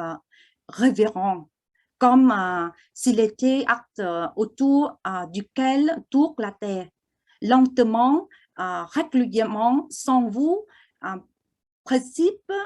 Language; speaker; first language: French; non-native, fluent; Vietnamese